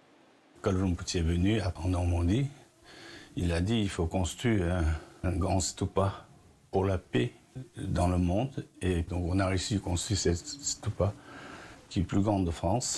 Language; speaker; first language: French; non-native, fluent; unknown